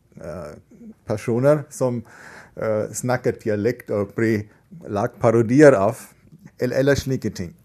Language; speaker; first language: Norwegian; non-native, fluent; German